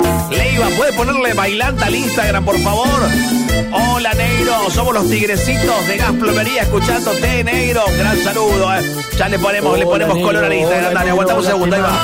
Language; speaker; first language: Spanish; native; Spanish